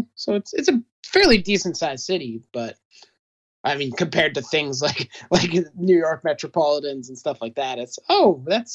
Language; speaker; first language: English; native; English